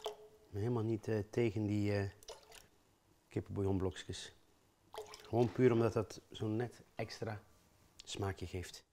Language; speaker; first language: Dutch; native; Dutch